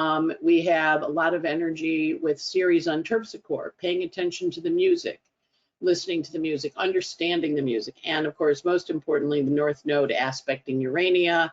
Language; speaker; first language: English; native; English